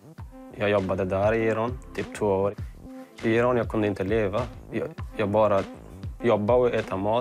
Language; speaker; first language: Swedish; non-native, learner; Persian